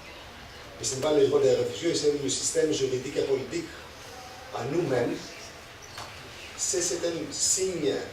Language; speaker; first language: French; non-native, fluent; Greek